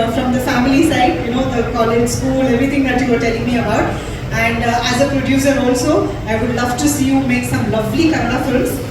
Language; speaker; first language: English; non-native, local second language; Kannada